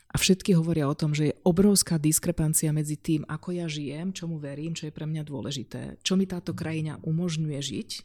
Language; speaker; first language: Slovak; non-native, local second language; Hungarian